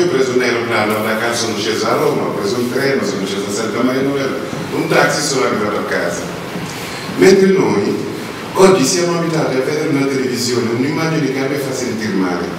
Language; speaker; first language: Italian; non-native, fluent; Wolof